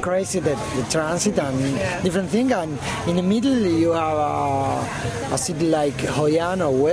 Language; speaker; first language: English; non-native, learner; Spanish